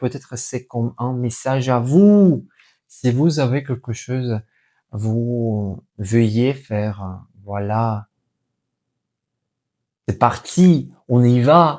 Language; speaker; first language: French; non-native, fluent; Russian